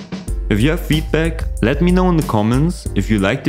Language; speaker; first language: English; non-native, fluent; German